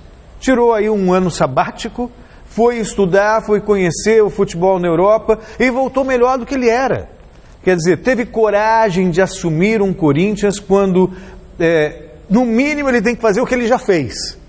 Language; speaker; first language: Portuguese; native; Portuguese